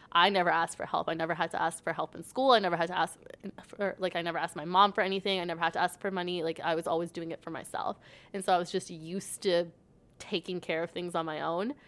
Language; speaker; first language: English; native; English